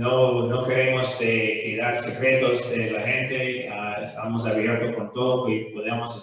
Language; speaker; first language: Spanish; non-native, fluent; English